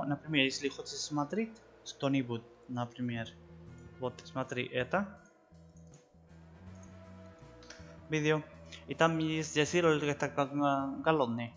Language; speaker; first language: Russian; non-native, learner; Spanish